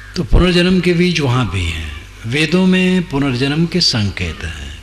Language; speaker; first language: Hindi; non-native, local second language; Awadhi